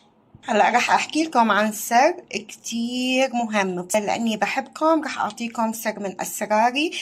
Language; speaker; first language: Arabic; native; Arabic